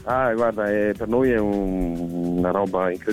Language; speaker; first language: Italian; native; Italian